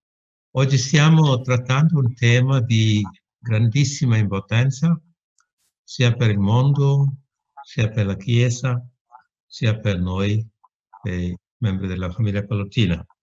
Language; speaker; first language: Italian; non-native, fluent; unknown